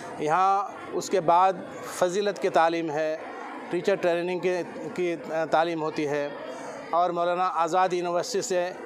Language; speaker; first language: Urdu; native; Urdu